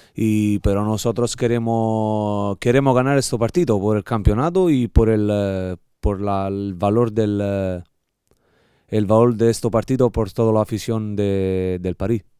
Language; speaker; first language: Spanish; non-native, learner; Italian